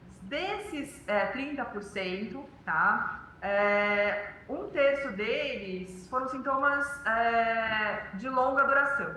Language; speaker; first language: Portuguese; native; Portuguese